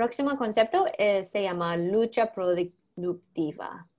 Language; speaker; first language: Spanish; non-native, learner; English